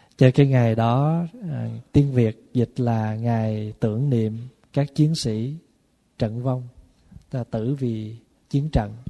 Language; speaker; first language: Vietnamese; early bilingual, other home language; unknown